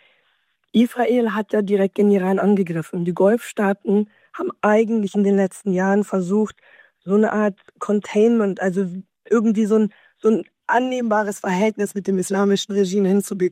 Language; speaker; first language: German; native; German